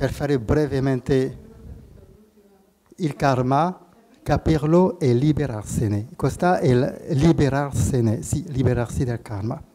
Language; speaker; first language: Italian; non-native, fluent; French